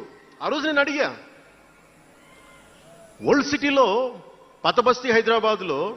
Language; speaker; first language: Telugu; native; Telugu